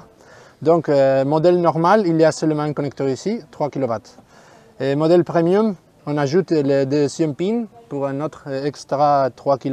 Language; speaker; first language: French; non-native, fluent; Spanish